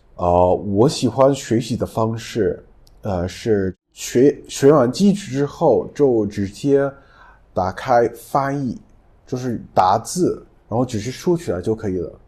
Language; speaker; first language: Chinese; non-native, fluent; English